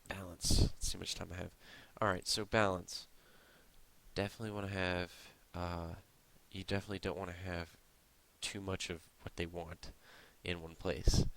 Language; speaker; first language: English; native; English